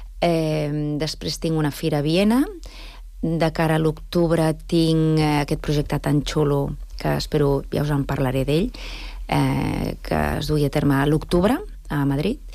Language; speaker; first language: Catalan; non-native, local second language; Spanish